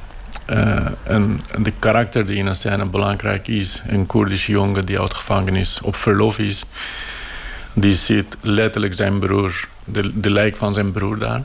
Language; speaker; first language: Dutch; non-native, fluent; Kurdish